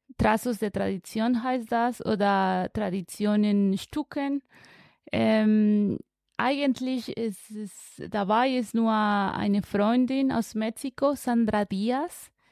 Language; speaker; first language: German; non-native, learner; Spanish